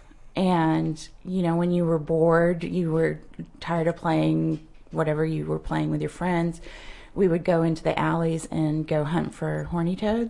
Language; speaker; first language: English; native; English